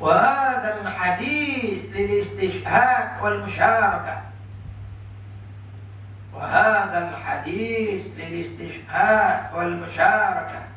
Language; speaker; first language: Arabic; non-native, fluent; Malay